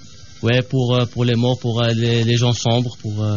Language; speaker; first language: French; non-native, local second language; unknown